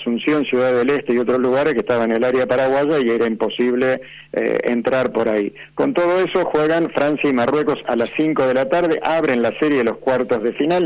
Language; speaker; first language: Spanish; native; Spanish